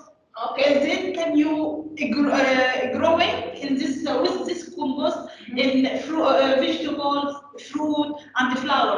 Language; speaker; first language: English; non-native, learner; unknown